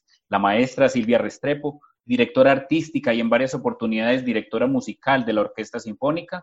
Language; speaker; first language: Spanish; native; Spanish